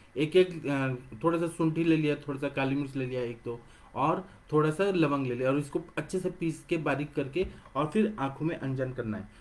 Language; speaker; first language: Hindi; non-native, local second language; Marathi